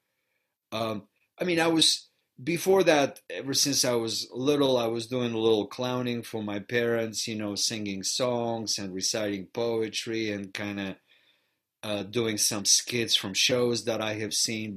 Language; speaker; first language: English; non-native, fluent; Bulgarian